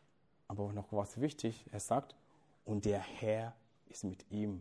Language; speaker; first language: German; non-native, fluent; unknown